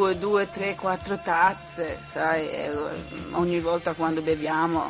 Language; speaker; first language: Italian; non-native, learner; Swedish